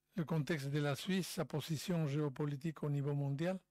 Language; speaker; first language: French; non-native, fluent; Spanish